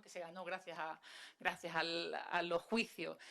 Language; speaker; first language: Spanish; native; Spanish